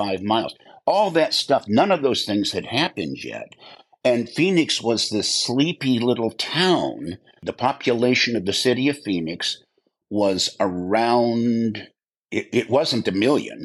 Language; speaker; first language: English; native; English